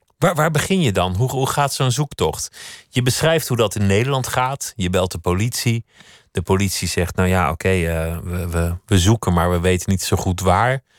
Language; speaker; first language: Dutch; native; Dutch